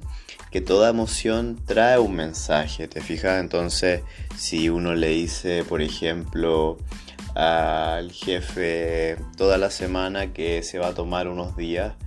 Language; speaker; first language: Spanish; native; Spanish